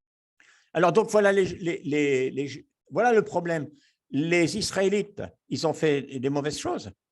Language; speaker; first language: French; native; French